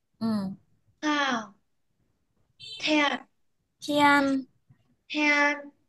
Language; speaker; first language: Chinese; non-native, learner; Vietnamese